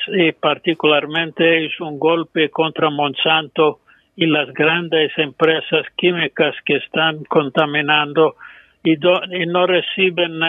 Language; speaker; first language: Spanish; non-native, fluent; English